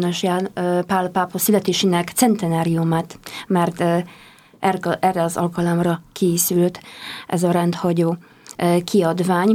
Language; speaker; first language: Hungarian; non-native, fluent; Polish